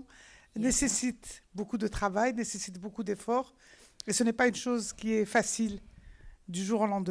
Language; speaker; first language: French; non-native, local second language; Arabic